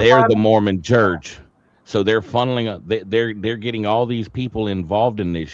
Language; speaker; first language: English; native; English